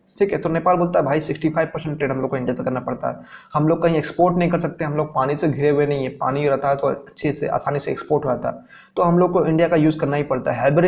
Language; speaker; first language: Hindi; native; Hindi